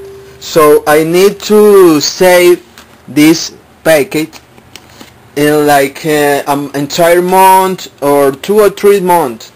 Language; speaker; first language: English; non-native, learner; Spanish